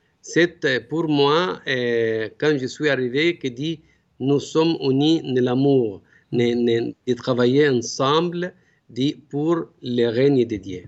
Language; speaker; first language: French; non-native, learner; Arabic